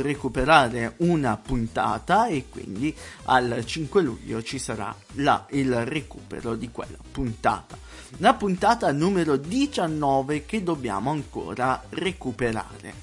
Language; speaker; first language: Italian; native; Italian